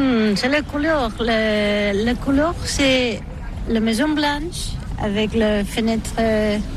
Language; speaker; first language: French; non-native, learner; Catalan